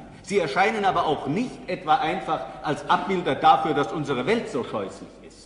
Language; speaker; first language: German; native; German